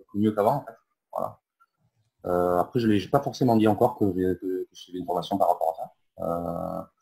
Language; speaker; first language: French; native; French